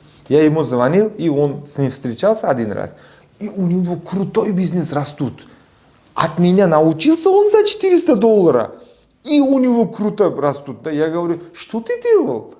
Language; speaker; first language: Russian; non-native, local second language; Uzbek